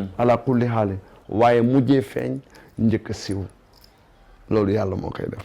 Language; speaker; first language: Wolof; native; Wolof